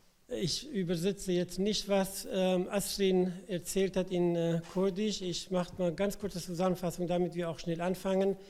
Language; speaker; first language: German; early bilingual, other home language; Central Kurdish